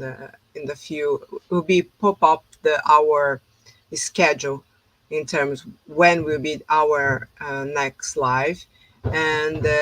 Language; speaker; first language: English; non-native, fluent; Portuguese